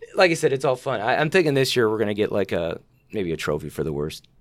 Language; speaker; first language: English; native; English